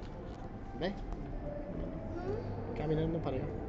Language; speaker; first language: Spanish; non-native, learner; English